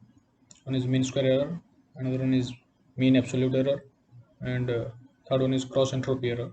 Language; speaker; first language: English; non-native, local second language; Odia